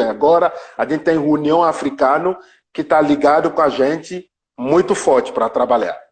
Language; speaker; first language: Portuguese; non-native, learner; Yoruba